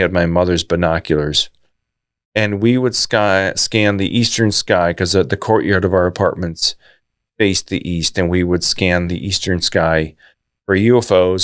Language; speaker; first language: English; native; English